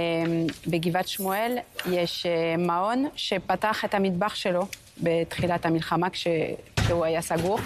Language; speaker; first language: Hebrew; non-native, fluent; French